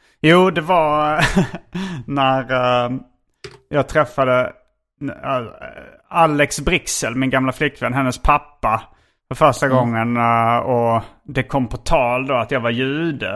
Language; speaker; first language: Swedish; native; Swedish